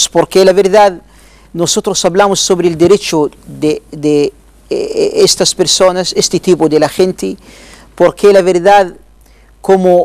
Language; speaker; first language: Spanish; non-native, learner; Arabic